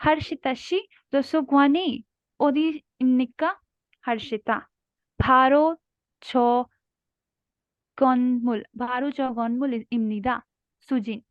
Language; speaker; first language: Korean; non-native, learner; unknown